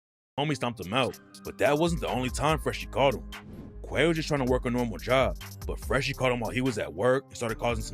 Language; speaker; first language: English; native; English